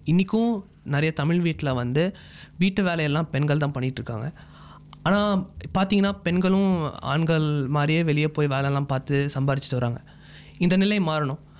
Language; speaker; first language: Tamil; early bilingual, heritage; Tamil